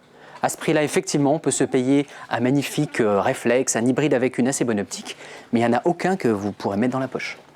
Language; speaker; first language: French; native; French